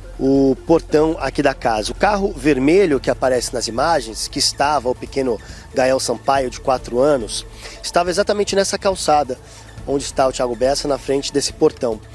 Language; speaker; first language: Portuguese; native; Portuguese